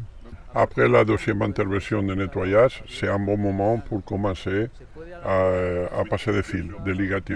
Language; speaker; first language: French; non-native, learner; Spanish